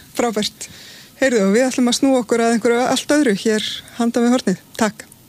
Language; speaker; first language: Icelandic; native; Icelandic